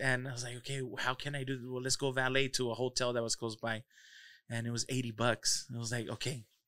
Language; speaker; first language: English; early bilingual, other home language; Spanish